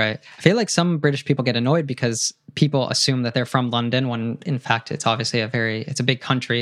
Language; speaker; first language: English; native; English